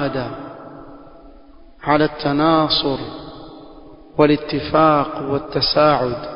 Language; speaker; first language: Arabic; non-native, fluent; Swahili